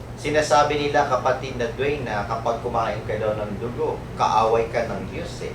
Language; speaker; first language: Filipino; native; Filipino